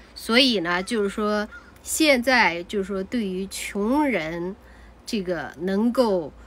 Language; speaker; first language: Chinese; native; Chinese